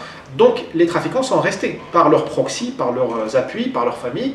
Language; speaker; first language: French; non-native, local second language; Arabic